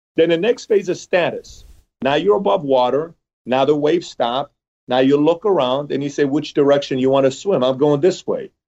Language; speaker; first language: English; early bilingual, other home language; Persian